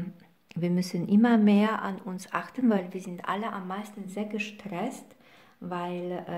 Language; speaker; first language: German; non-native, fluent; Polish